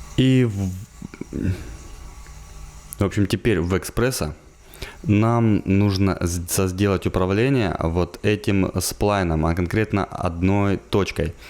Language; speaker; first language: Russian; native; Russian